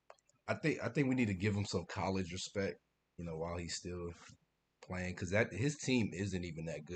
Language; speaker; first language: English; native; English